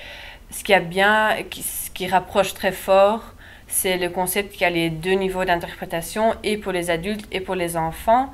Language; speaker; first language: French; non-native, local second language; Dutch